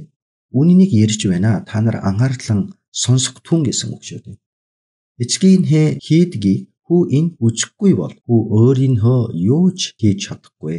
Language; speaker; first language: Mongolian; non-native, fluent; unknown